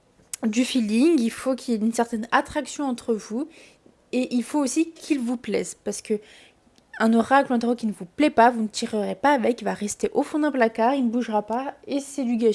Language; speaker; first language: French; native; French